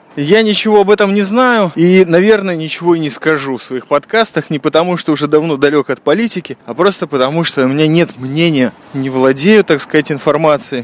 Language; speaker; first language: Russian; native; Russian